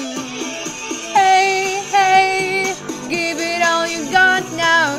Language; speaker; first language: English; non-native, learner; Russian